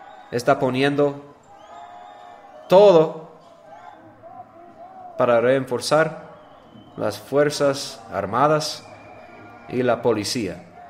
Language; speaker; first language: Spanish; non-native, learner; English